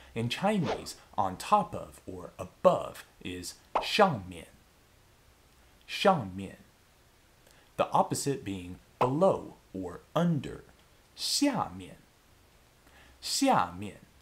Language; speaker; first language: English; native; English